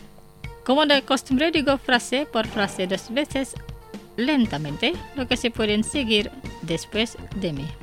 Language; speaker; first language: Spanish; non-native, fluent; Indonesian